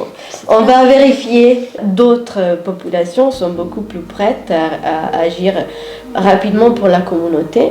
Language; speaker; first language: French; non-native, fluent; Italian